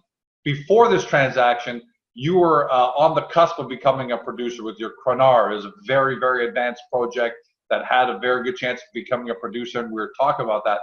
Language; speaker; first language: English; native; English